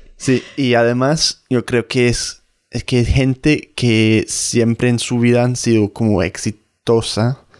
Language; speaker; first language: Spanish; non-native, fluent; English